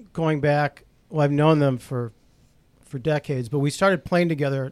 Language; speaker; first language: English; native; English